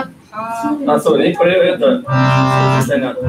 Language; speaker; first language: Japanese; non-native, fluent; English